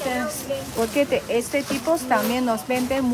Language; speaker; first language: Spanish; non-native, learner; Chinese